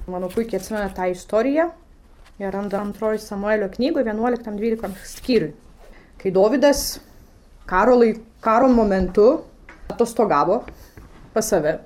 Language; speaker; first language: Lithuanian; non-native, fluent; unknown